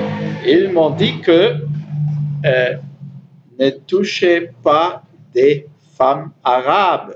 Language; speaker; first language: French; non-native, learner; German